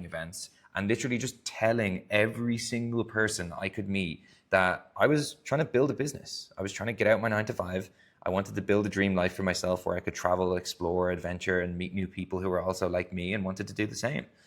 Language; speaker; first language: English; native; English